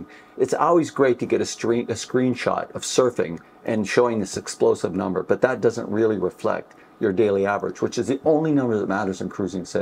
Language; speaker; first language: English; native; English